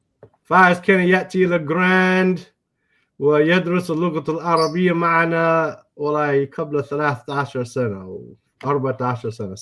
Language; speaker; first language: Arabic; non-native, fluent; English